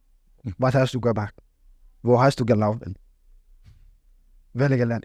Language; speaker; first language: German; non-native, learner; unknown